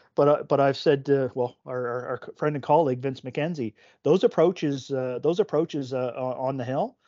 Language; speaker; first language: English; native; English